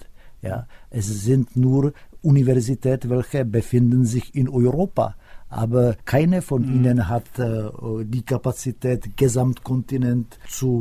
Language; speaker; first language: German; non-native, fluent; Czech